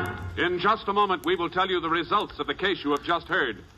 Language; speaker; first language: English; native; English